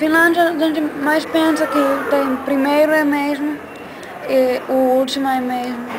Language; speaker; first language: Portuguese; non-native, learner; Finnish